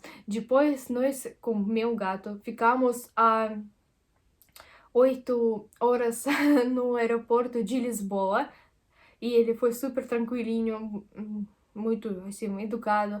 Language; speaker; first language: Portuguese; non-native, fluent; Russian